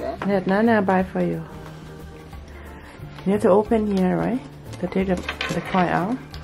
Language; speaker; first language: English; non-native, learner; Thai